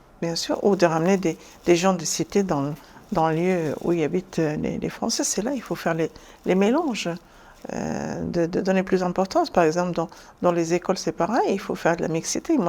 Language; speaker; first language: French; non-native, local second language; Arabic